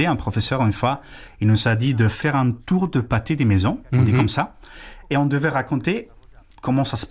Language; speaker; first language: French; non-native, fluent; Spanish